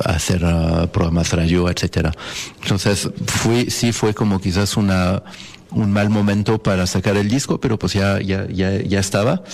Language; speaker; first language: Spanish; non-native, fluent; French